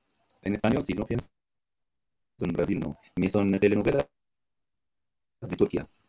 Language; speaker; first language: Portuguese; non-native, learner; Arabic